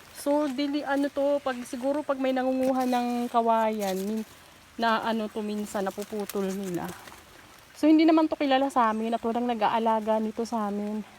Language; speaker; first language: Filipino; non-native, local second language; Waray